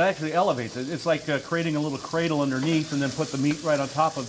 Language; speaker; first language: English; native; English